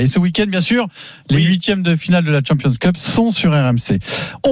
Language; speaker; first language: French; native; French